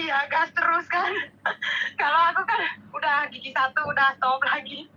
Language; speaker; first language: Indonesian; native; Indonesian